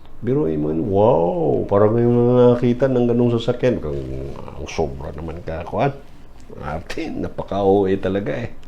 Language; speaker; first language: Filipino; non-native, local second language; Cebuano